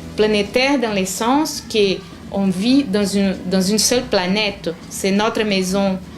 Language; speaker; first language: French; non-native, fluent; Portuguese